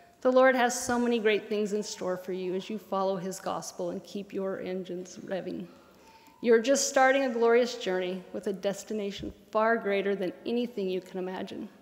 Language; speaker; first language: English; native; English